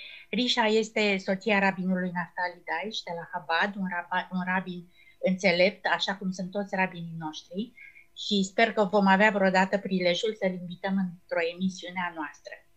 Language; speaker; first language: Romanian; native; Romanian